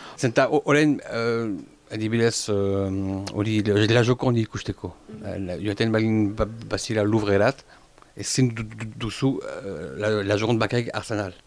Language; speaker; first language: Basque; non-native, local second language; French